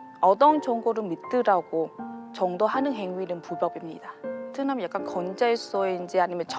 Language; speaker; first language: Korean; non-native, fluent; Vietnamese